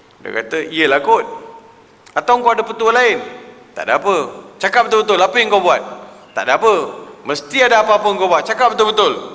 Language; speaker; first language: Malay; non-native, local second language; Tamil